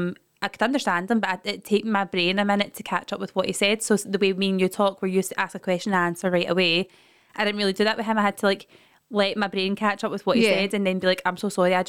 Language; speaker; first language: English; native; English